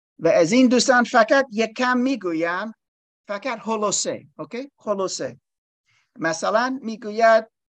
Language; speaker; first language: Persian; non-native, learner; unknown